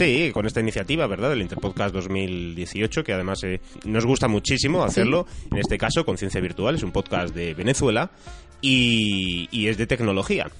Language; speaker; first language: Spanish; native; Spanish